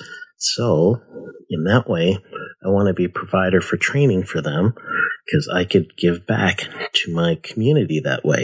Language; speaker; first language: English; native; English